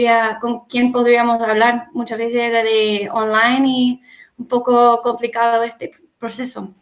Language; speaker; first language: Spanish; non-native, learner; English